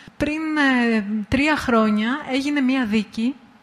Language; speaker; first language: Greek; native; Greek